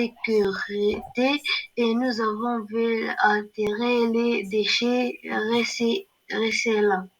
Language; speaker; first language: French; non-native, learner; Arabic